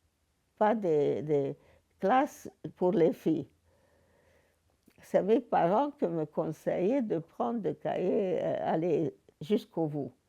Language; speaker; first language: French; non-native, learner; Hungarian